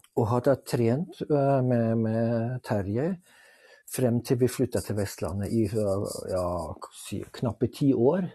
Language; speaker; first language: Norwegian; non-native, fluent; German